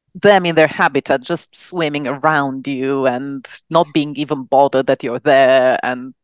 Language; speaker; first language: English; non-native, fluent; Romanian